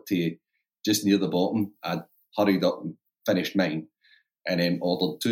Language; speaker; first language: English; native; English